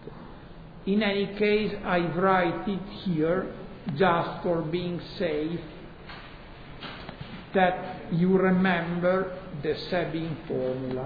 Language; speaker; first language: English; non-native, fluent; Italian